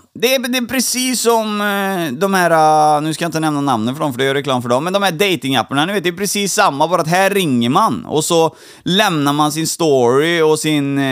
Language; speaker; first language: Swedish; native; Swedish